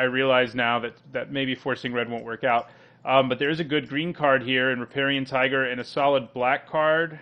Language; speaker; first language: English; native; English